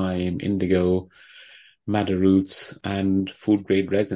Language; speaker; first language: English; non-native, local second language; Hindi